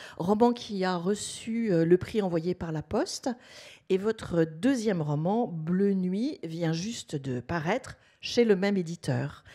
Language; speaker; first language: French; native; French